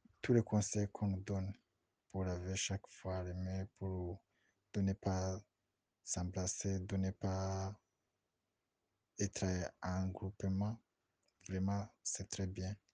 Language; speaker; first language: French; non-native, local second language; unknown